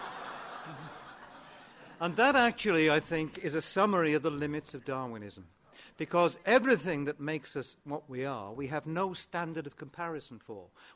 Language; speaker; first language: English; non-native, local second language; Welsh